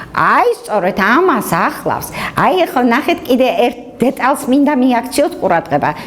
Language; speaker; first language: Georgian; native; Georgian